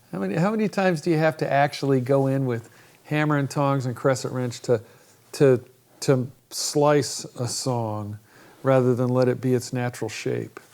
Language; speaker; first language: English; native; English